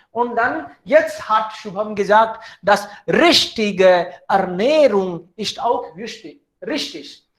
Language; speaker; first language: German; non-native, fluent; Hindi